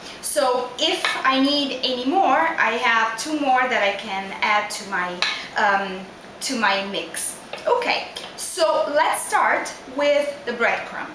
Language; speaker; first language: English; non-native, fluent; Italian